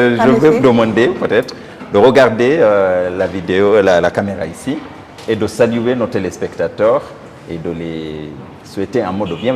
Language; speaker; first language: French; non-native, fluent; Swahili